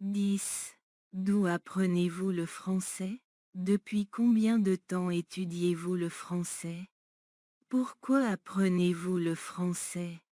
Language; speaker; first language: French; non-native, learner; Bangla